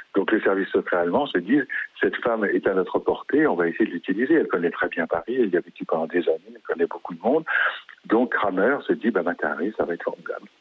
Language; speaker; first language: French; native; French